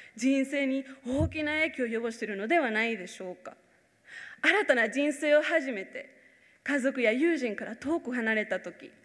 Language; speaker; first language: Japanese; non-native, fluent; Spanish